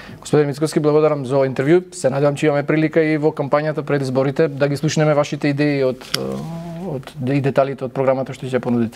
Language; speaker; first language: Macedonian; native; Macedonian